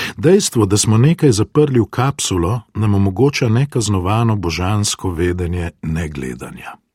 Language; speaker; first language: Slovenian; non-native, fluent; Spanish